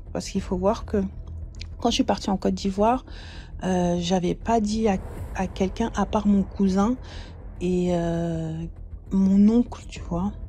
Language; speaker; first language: French; native; French